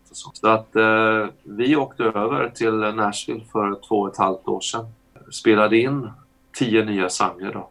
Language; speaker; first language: Swedish; native; Swedish